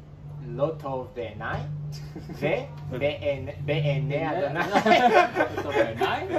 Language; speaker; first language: Hebrew; non-native, learner; English